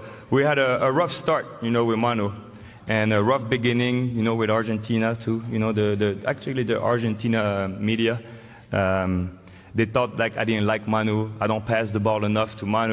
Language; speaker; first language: English; non-native, fluent; French